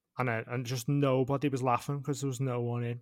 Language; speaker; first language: English; native; English